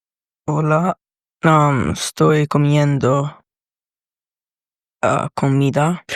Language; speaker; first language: Spanish; non-native, learner; English